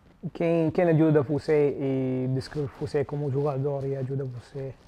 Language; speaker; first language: Portuguese; non-native, learner; Arabic